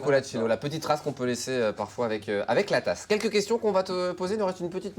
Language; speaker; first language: French; native; French